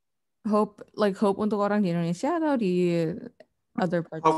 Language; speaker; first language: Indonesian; non-native, learner; English